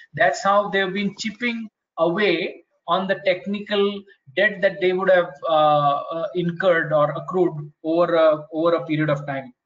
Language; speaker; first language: English; non-native, local second language; Marathi